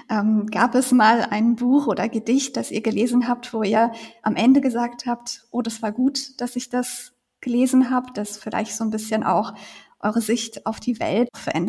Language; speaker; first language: German; native; German